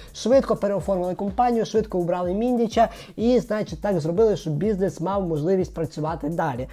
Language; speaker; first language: Ukrainian; native; Ukrainian